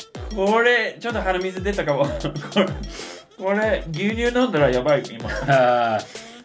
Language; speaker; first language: Japanese; non-native, fluent; English